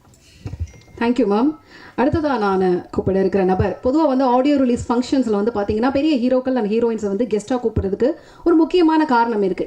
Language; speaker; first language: Tamil; native; Tamil